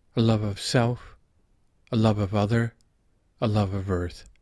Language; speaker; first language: English; native; English